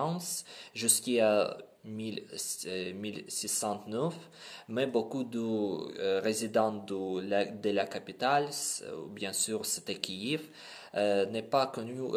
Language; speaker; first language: French; non-native, learner; Ukrainian